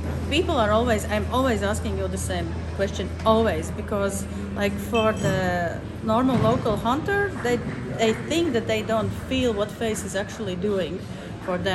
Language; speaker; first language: English; non-native, fluent; Latvian